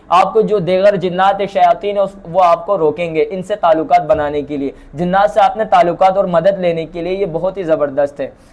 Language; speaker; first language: Urdu; non-native, local second language; Bangla